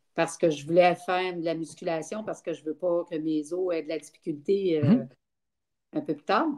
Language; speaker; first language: French; native; French